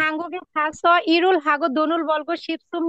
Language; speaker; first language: Korean; non-native, learner; Bangla